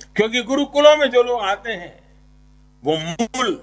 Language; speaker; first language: Hindi; non-native, local second language; Gujarati